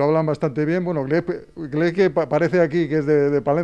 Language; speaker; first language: Spanish; native; Spanish